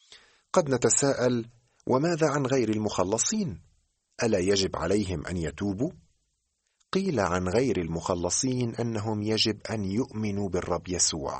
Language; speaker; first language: Arabic; native; Arabic